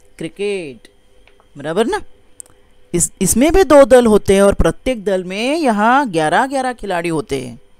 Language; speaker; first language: Hindi; non-native, local second language; Marathi